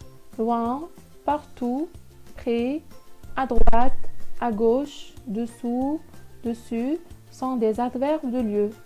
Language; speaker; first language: French; non-native, local second language; Arabic